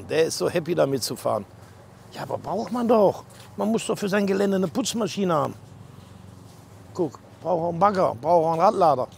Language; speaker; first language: German; native; German